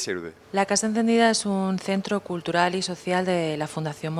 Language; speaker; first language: Spanish; native; Spanish